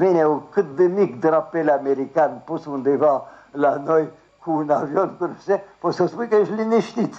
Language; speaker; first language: Romanian; native; Romanian